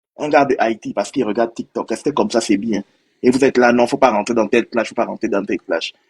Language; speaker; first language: French; native; French